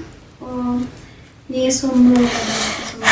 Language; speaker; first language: Swedish; non-native, learner; Amharic